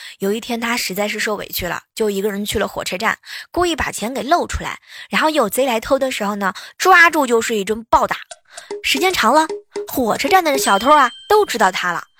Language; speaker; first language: Chinese; native; Chinese